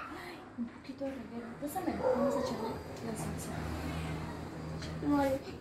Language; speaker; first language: Spanish; native; Spanish